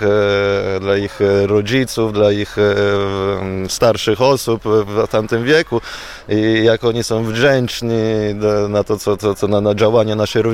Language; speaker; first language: Polish; non-native, fluent; Italian